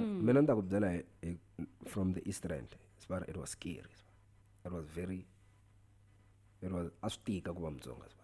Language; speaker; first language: English; non-native, local second language; Tsonga